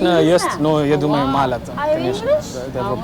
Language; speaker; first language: Russian; non-native, learner; English